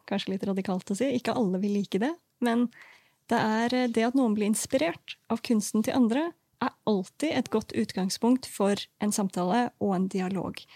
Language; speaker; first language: Norwegian; native; Norwegian